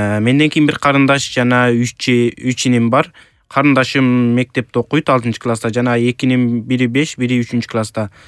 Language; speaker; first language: Kyrgyz; early bilingual, heritage; Kyrgyz